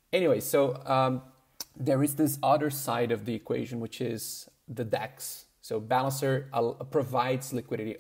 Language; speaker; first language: English; non-native, fluent; Portuguese